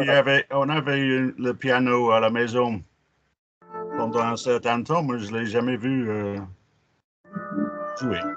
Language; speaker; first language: French; non-native, fluent; English